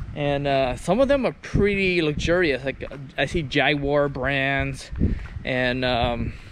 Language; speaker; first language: English; early bilingual, other home language; Vietnamese